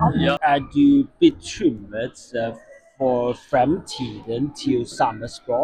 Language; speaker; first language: Norwegian; non-native, learner; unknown